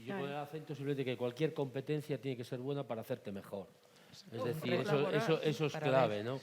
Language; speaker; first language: Spanish; native; Spanish